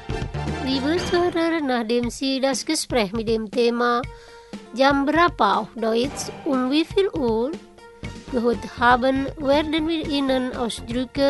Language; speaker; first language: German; non-native, learner; Indonesian